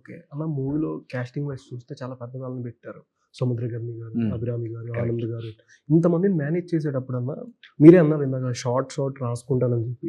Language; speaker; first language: Telugu; native; Telugu